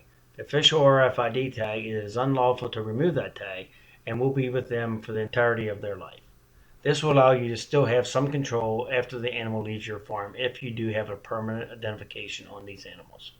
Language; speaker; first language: English; native; English